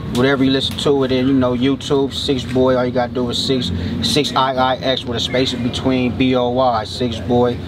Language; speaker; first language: English; native; English